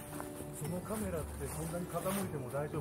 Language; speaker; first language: Japanese; native; Japanese